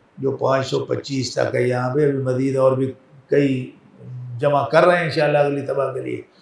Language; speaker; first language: Urdu; non-native, local second language; Punjabi